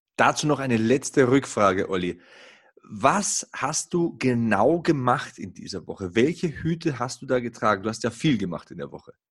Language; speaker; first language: German; native; German